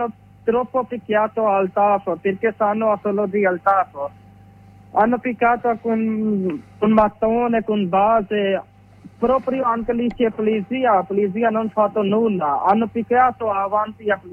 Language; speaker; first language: Italian; non-native, learner; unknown